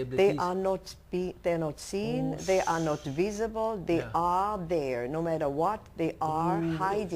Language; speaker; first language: English; non-native, local second language; German